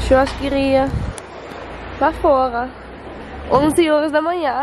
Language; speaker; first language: Portuguese; non-native, learner; Dutch